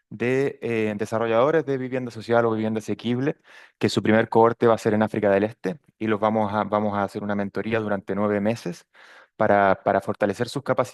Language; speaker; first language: Spanish; native; Spanish